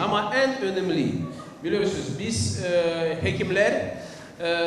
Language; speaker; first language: Turkish; non-native, learner; Russian